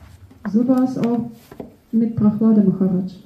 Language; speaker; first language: German; non-native, fluent; Russian